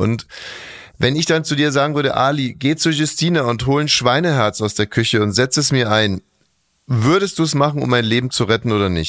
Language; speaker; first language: German; native; German